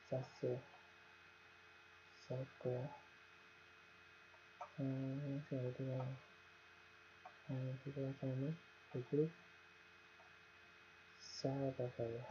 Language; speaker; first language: Korean; non-native, learner; Nepali